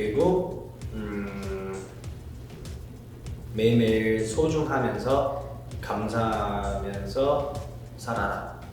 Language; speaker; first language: Korean; non-native, fluent; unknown